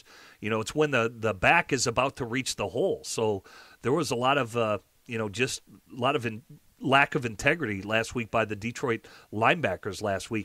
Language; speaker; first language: English; native; English